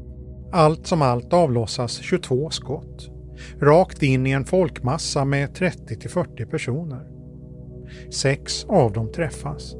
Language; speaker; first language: Swedish; native; Swedish